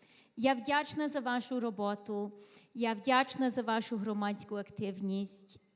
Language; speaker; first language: Ukrainian; early bilingual, heritage; Ukrainian